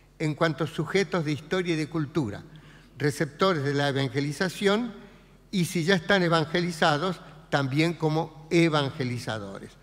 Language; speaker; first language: Spanish; native; Spanish